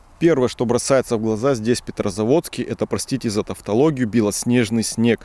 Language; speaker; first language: Russian; native; Russian